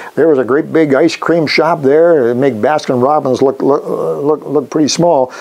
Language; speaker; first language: English; native; English